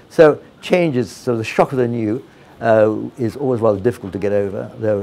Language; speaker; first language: English; non-native, fluent; Italian